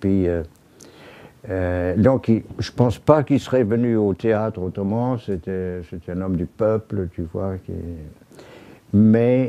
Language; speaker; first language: French; non-native, fluent; English